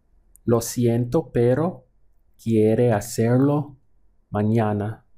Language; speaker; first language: Spanish; non-native, fluent; English